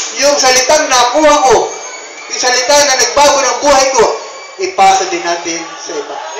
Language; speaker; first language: Filipino; native; Filipino